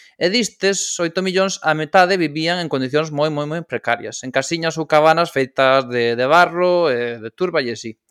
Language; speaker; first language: Galician; non-native, local second language; Spanish